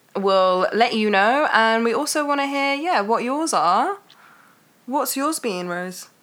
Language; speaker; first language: English; native; English